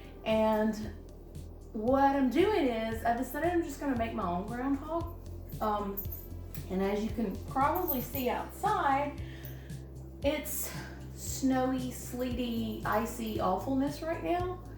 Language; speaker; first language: English; native; English